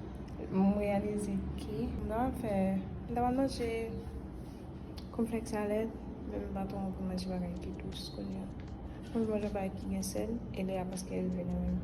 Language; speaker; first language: French; non-native, learner; Haitian Creole